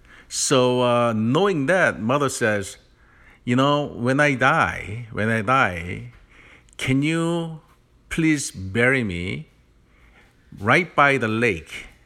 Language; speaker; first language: English; early bilingual, other home language; Korean